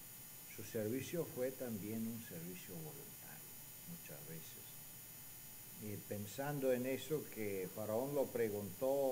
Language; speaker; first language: Spanish; non-native, fluent; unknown